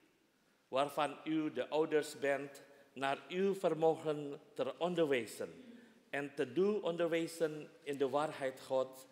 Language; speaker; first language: Dutch; non-native, fluent; Indonesian